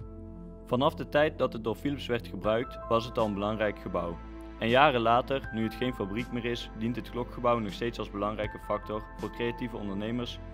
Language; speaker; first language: Dutch; native; Dutch